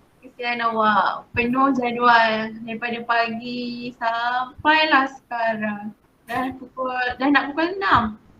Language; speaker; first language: Malay; native; Malay